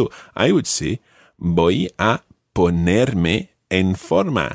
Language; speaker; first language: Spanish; non-native, fluent; English